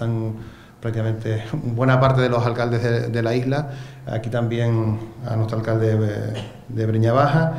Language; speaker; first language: Spanish; native; Spanish